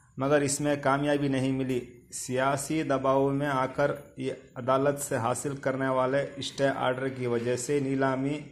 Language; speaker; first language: Urdu; native; Urdu